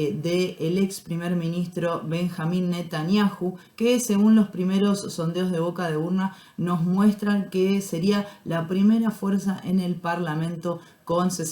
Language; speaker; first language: Spanish; native; Spanish